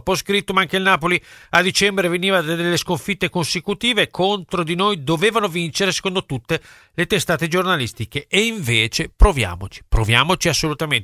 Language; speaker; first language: Italian; native; Italian